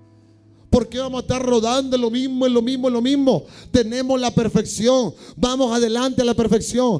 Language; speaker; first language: Spanish; native; Spanish